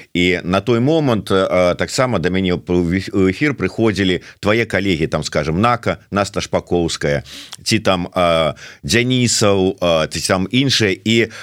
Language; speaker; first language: Belarusian; native; Belarusian